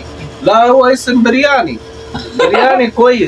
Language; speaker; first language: Arabic; non-native, learner; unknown